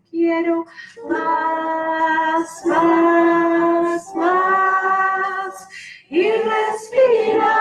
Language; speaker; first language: Spanish; early bilingual, other home language; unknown